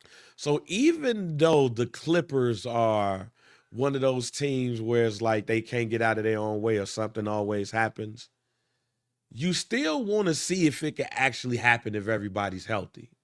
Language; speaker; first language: English; native; English